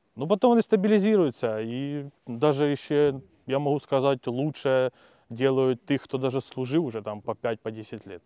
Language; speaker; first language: Ukrainian; non-native, local second language; Russian